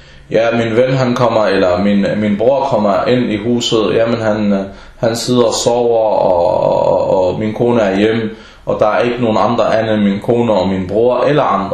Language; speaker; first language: Danish; early bilingual, other home language; Arabic